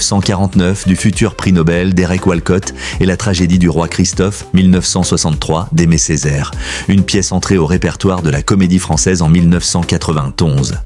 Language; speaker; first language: French; non-native, local second language; Haitian Creole